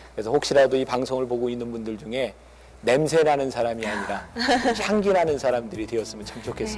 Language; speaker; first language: Korean; native; Korean